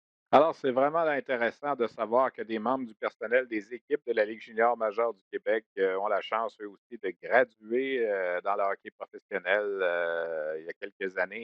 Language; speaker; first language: French; native; French